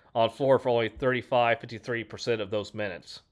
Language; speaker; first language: English; native; English